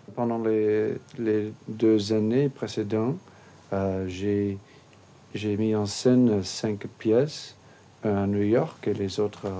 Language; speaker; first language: French; non-native, fluent; English